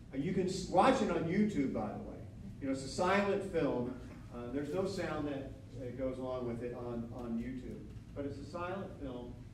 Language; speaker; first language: English; native; English